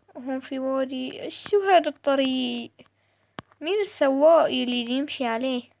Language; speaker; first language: Arabic; native; Arabic